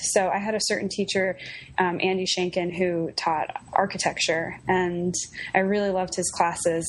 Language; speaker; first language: English; native; English